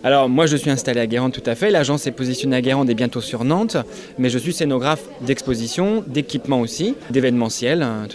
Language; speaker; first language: French; native; French